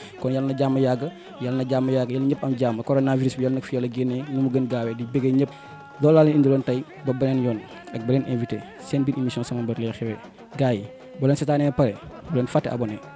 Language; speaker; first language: Wolof; native; Wolof